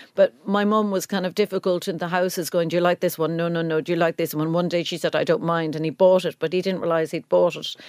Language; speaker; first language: English; native; English